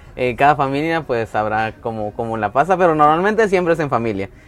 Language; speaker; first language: Spanish; native; Spanish